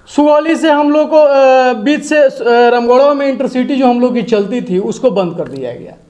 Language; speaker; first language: Hindi; native; Hindi